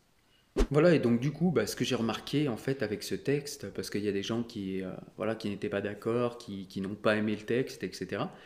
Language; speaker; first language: French; native; French